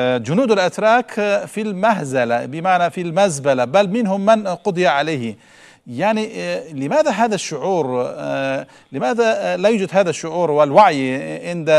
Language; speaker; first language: Arabic; non-native, fluent; Turkish